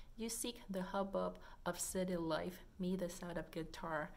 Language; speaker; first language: English; non-native, fluent; Vietnamese